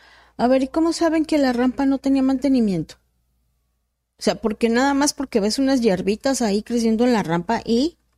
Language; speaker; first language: Spanish; native; Spanish